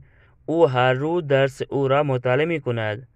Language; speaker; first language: Persian; non-native, fluent; Urdu